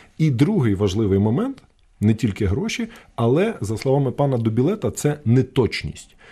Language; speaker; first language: Ukrainian; native; Ukrainian